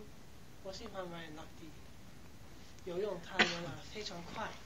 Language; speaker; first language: Chinese; non-native, learner; English